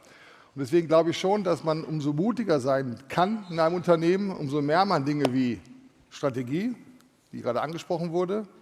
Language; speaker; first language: German; native; German